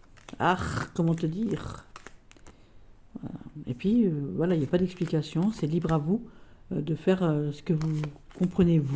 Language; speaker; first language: French; native; French